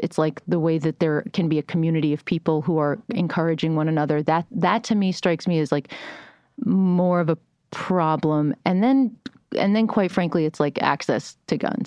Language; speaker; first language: English; native; English